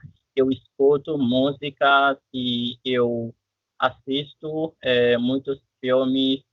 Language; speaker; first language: Portuguese; non-native, fluent; French